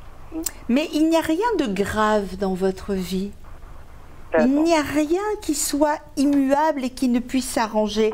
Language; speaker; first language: French; native; French